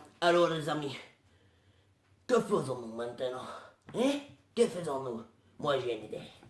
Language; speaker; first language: French; native; French